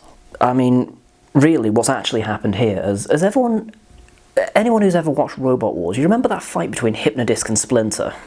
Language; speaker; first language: English; native; English